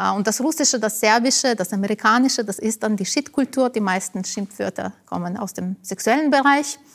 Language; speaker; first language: German; non-native, fluent; Ukrainian